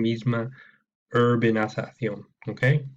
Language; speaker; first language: Spanish; non-native, fluent; English